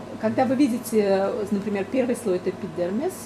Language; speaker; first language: Russian; native; Russian